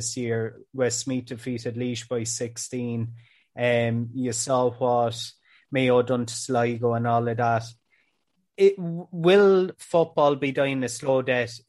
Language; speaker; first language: English; native; English